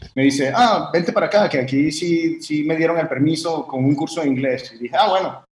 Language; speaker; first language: Spanish; early bilingual, heritage; French